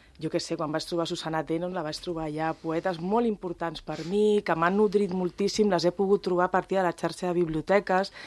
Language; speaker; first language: Catalan; non-native, fluent; Spanish